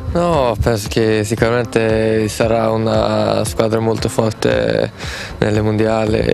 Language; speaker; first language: Italian; non-native, learner; Swedish